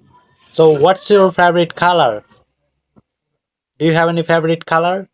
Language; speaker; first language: English; non-native, fluent; Bangla